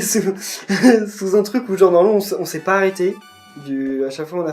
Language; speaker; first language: French; native; French